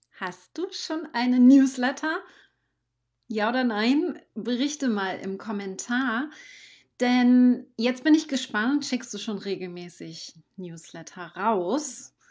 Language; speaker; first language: German; native; German